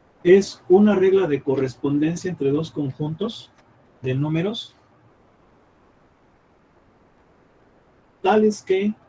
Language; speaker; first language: Spanish; native; Spanish